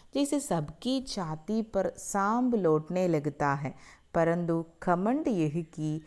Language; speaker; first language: Hindi; non-native, local second language; Malayalam